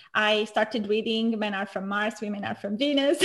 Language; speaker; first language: English; non-native, fluent; Romanian